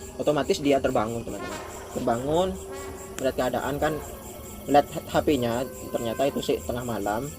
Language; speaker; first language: Indonesian; non-native, local second language; Madurese